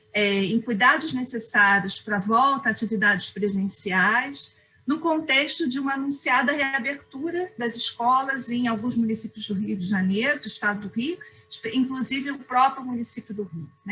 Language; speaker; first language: Portuguese; native; Portuguese